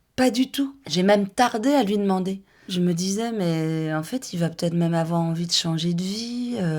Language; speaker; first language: French; native; French